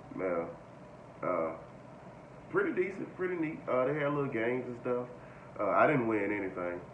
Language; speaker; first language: English; native; English